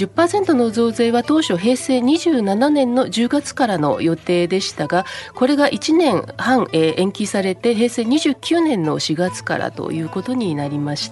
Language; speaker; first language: Japanese; native; Japanese